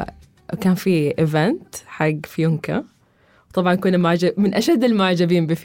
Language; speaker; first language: Arabic; native; Arabic